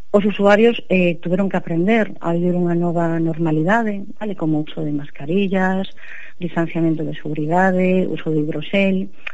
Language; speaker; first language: Galician; non-native, local second language; Spanish